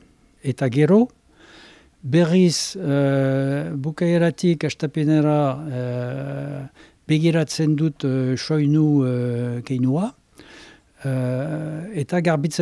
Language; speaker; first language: Basque; non-native, local second language; French